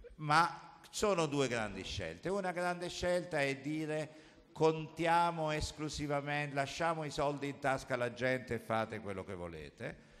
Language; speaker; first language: Italian; native; Italian